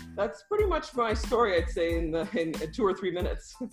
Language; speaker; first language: English; early bilingual, other home language; Russian